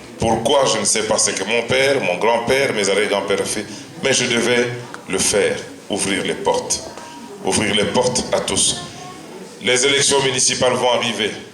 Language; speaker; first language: French; non-native, local second language; Luba-Lulua